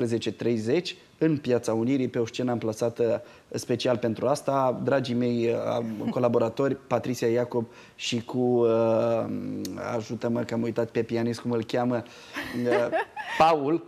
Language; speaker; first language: Romanian; native; Romanian